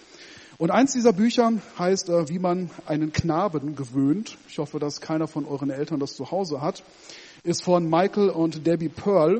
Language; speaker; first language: German; native; German